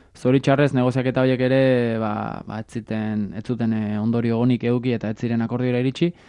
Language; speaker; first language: Basque; native; Basque